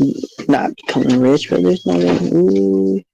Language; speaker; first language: English; native; English